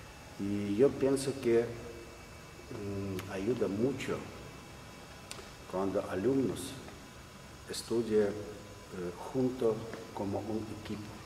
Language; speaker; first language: Spanish; non-native, learner; Russian